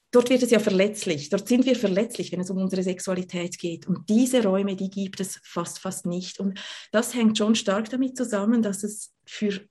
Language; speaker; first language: German; native; German